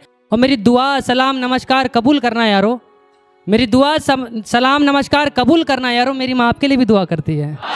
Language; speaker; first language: Hindi; native; Hindi